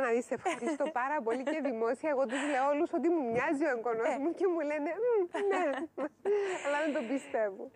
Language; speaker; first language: Greek; native; Greek